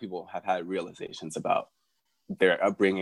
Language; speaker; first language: English; native; English